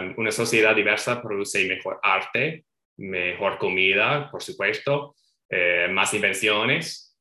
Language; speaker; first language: Spanish; non-native, fluent; English